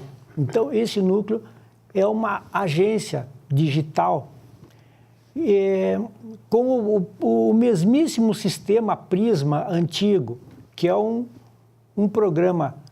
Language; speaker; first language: Portuguese; native; Portuguese